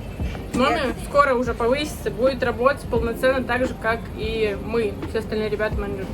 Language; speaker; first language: Russian; native; Russian